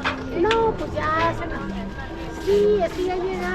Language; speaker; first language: Spanish; native; Spanish